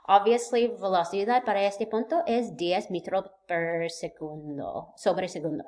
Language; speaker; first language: Spanish; non-native, learner; English